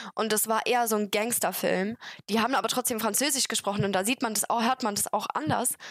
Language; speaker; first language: German; non-native, fluent; English